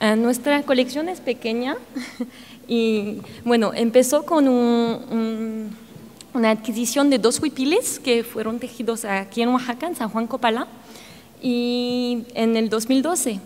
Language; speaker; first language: Spanish; non-native, fluent; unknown